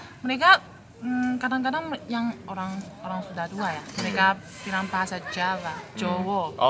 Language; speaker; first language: Indonesian; non-native, fluent; Chinese